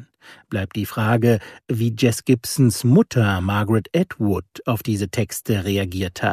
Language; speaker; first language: German; native; German